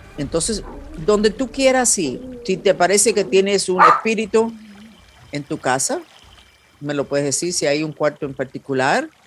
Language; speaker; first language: Spanish; non-native, fluent; English